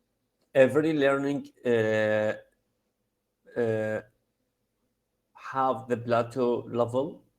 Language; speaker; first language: English; non-native, learner; Arabic